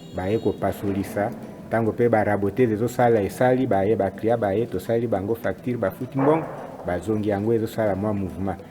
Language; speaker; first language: Lingala; native; Lingala